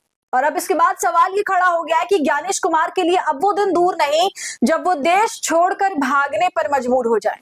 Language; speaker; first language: Hindi; native; Hindi